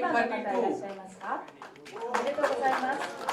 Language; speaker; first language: Japanese; native; Japanese